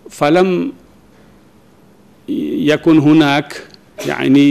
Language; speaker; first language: Arabic; non-native, fluent; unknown